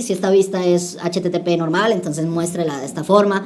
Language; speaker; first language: Spanish; native; Spanish